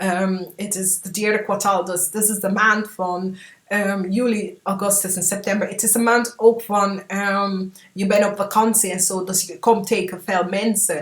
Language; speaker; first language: Dutch; non-native, fluent; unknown